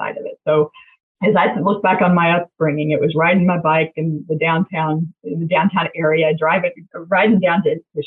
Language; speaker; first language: English; native; English